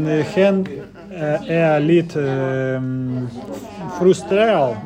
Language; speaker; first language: Danish; non-native, learner; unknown